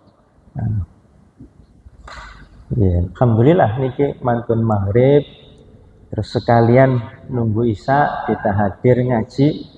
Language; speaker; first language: Indonesian; non-native, local second language; Javanese